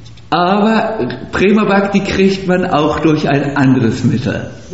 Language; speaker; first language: German; native; German